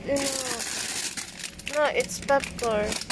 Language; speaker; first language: English; non-native, learner; Filipino